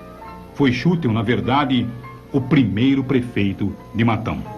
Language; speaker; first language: Portuguese; native; Portuguese